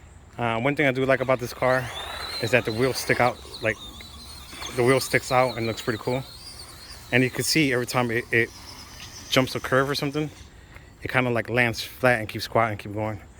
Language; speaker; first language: English; native; English